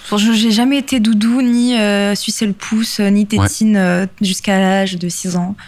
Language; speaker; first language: French; native; French